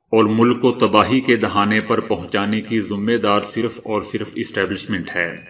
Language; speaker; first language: Urdu; native; Urdu